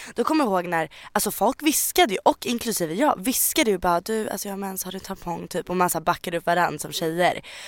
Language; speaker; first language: Swedish; native; Swedish